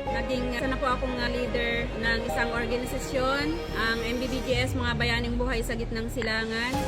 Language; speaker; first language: Filipino; native; Filipino